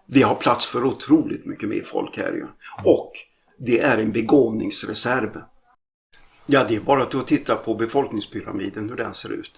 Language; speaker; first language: Swedish; native; Swedish